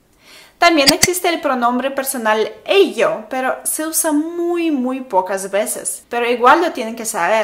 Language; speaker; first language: Spanish; non-native, fluent; Russian